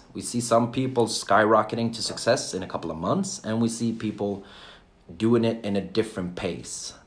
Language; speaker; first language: English; non-native, fluent; Swedish